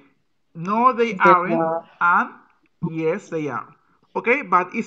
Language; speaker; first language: English; non-native, fluent; Spanish